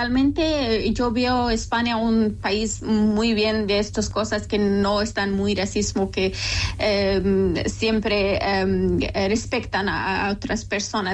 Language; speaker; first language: Spanish; non-native, local second language; Persian